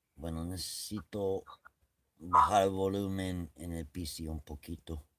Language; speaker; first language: Spanish; non-native, learner; English